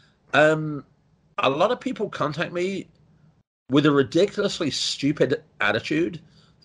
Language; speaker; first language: English; native; English